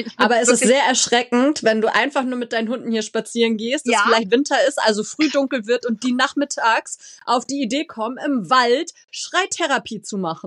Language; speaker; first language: German; native; German